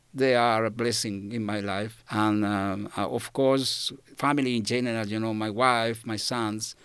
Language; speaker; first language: English; non-native, fluent; Spanish